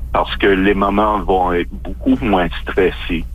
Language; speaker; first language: French; non-native, local second language; English